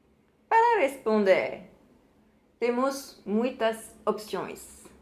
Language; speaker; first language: Portuguese; non-native, fluent; French